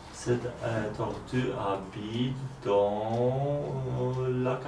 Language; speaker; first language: French; non-native, learner; Polish